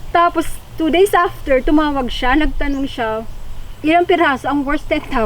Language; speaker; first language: Filipino; native; Filipino